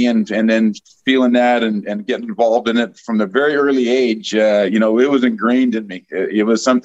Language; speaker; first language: English; native; English